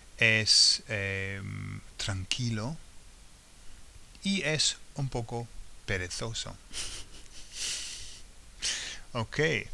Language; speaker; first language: Spanish; non-native, fluent; English